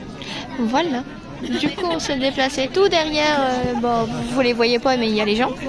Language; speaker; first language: French; native; French